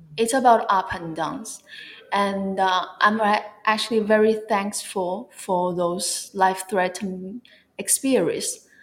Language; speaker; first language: English; non-native, fluent; Chinese